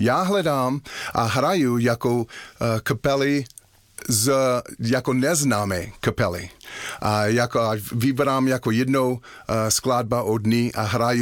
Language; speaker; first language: Czech; non-native, learner; English